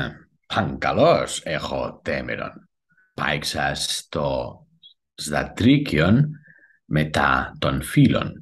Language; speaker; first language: Greek; non-native, learner; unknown